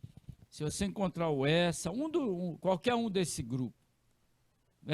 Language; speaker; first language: Portuguese; native; Portuguese